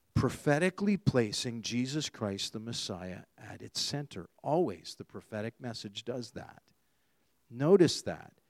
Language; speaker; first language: English; native; English